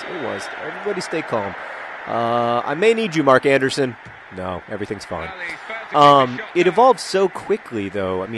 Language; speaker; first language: English; native; English